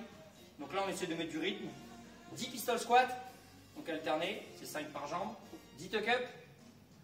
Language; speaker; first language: French; native; French